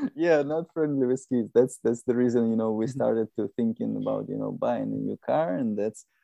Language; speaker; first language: English; non-native, fluent; Russian